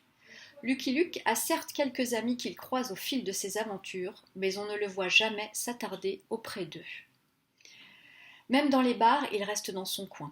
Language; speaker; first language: French; native; French